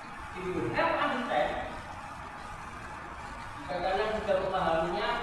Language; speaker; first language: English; non-native, learner; Indonesian